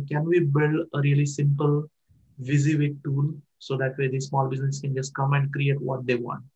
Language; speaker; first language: English; non-native, local second language; Marathi